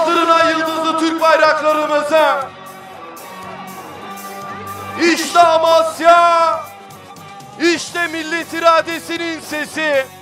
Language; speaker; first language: Turkish; native; Turkish